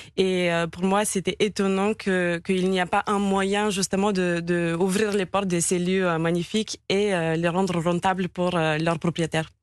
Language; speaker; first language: French; non-native, fluent; Bulgarian